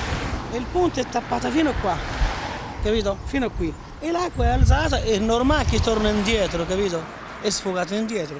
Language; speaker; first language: Italian; non-native, learner; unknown